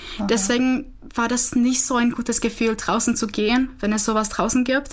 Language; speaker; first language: German; non-native, fluent; Czech